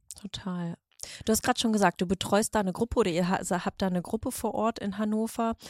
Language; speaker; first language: German; native; German